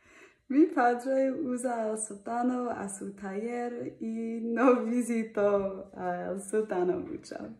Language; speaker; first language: Spanish; non-native, learner; English